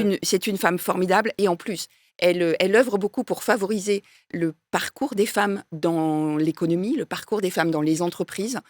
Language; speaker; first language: French; native; French